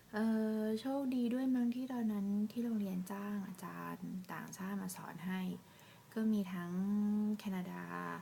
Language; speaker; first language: Thai; native; Thai